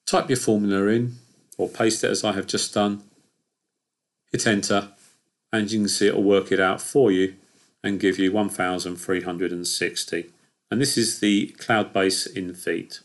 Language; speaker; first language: English; native; English